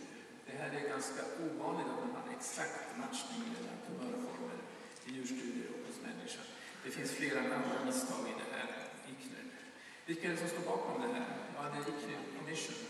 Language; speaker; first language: Swedish; native; Swedish